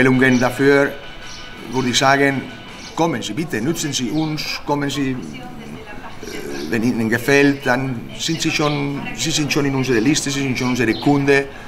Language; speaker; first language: German; non-native, fluent; Spanish